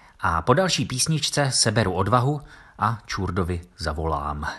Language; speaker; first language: Czech; native; Czech